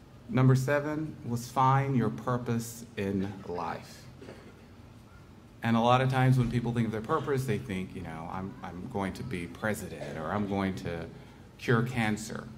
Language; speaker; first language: English; native; English